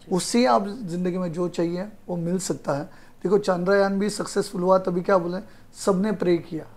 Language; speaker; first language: Hindi; non-native, local second language; Marathi